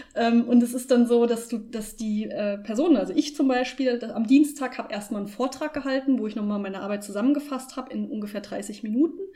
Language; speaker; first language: German; native; German